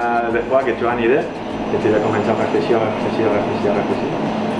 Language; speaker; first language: French; non-native, fluent; Spanish